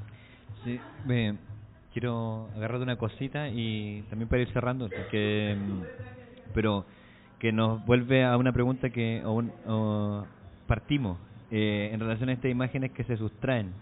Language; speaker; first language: Spanish; native; Spanish